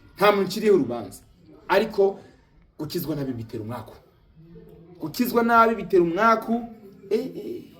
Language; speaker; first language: Kinyarwanda; early bilingual, heritage; Kinyarwanda